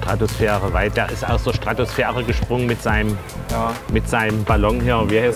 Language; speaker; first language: German; native; German